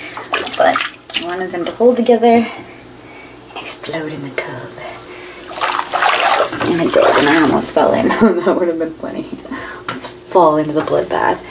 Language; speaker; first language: English; native; English